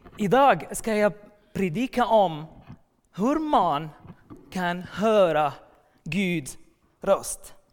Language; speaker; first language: Swedish; non-native, learner; Arabic